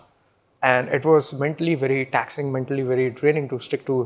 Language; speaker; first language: English; non-native, local second language; Hindi